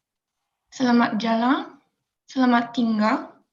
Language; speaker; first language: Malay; non-native, learner; Italian